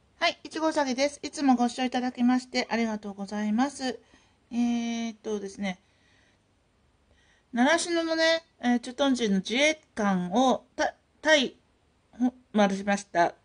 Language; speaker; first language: Japanese; native; Japanese